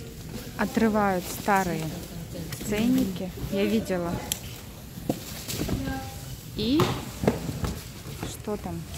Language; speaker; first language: Russian; native; Russian